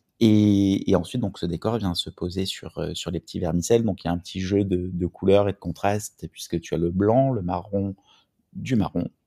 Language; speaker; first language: French; native; French